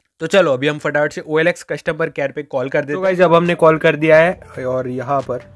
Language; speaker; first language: Hindi; non-native, local second language; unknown